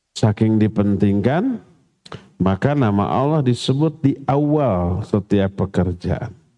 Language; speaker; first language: Malay; non-native, local second language; Sundanese